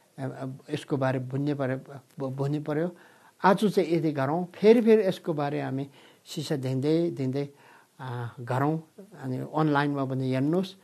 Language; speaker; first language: Nepali; non-native, fluent; Tibetan